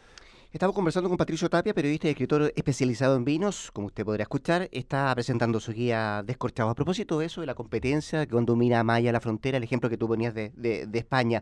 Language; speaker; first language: Spanish; native; Spanish